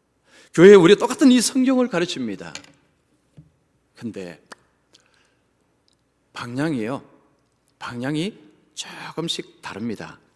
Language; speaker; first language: Korean; native; Korean